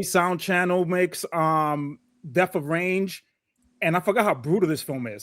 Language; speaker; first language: English; native; English